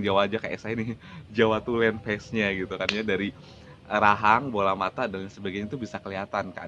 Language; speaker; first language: Indonesian; native; Indonesian